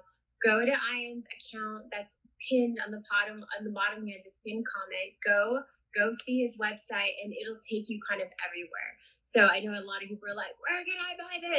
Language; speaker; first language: English; native; English